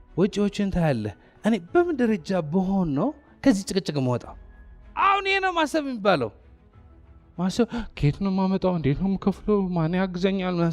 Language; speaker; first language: Amharic; non-native, local second language; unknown